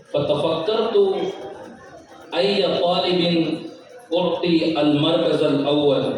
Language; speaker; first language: Arabic; non-native, fluent; Urdu